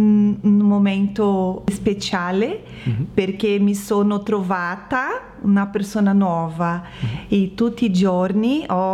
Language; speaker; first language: Italian; non-native, learner; Portuguese